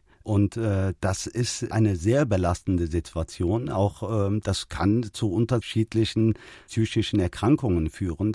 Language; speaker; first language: German; early bilingual, other home language; Turkish